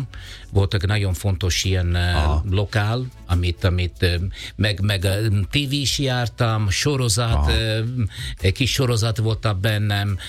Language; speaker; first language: Hungarian; non-native, learner; Italian